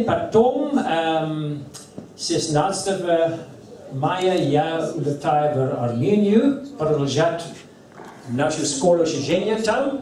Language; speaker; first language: Russian; non-native, learner; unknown